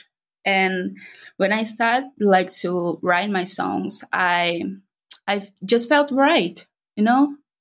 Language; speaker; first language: English; non-native, fluent; Portuguese